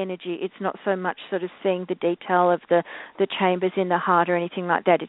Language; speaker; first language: English; native; English